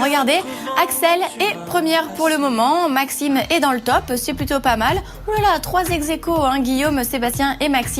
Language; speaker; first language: French; native; French